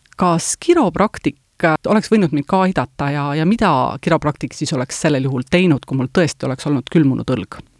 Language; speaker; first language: Estonian; native; Estonian